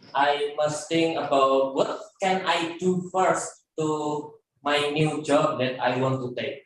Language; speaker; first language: English; non-native, learner; Indonesian